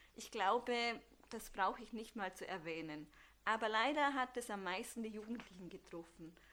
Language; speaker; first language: German; early bilingual, other home language; Turkish